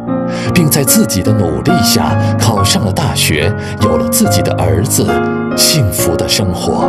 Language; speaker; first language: Chinese; native; Chinese